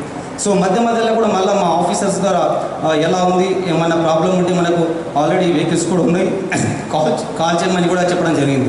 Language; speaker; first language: Telugu; native; Telugu